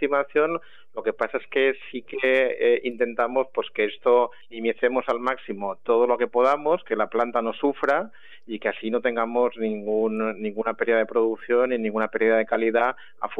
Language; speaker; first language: Spanish; native; Spanish